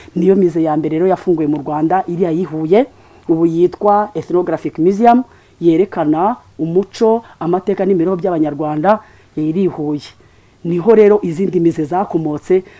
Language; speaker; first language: Kinyarwanda; native; Kinyarwanda